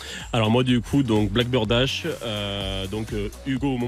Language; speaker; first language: French; native; French